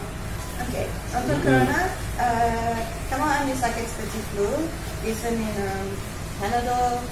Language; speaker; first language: Indonesian; non-native, fluent; English